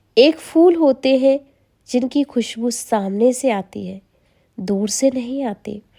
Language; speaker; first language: Hindi; native; Hindi